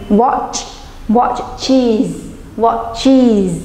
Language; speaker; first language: English; non-native, fluent; Vietnamese